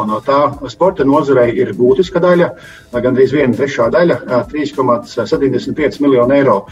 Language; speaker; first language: Latvian; non-native, fluent; Hungarian